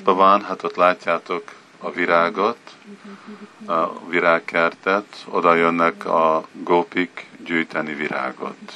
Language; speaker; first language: Hungarian; early bilingual, heritage; Hungarian